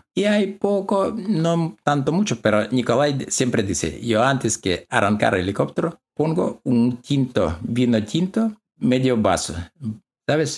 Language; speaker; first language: Spanish; non-native, learner; Russian